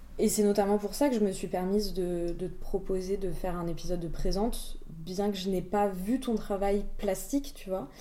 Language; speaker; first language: French; native; French